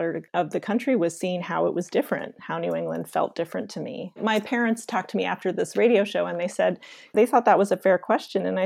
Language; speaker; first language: English; native; English